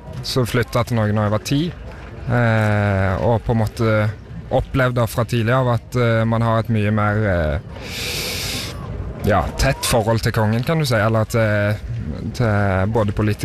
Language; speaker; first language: Norwegian; early bilingual, other home language; German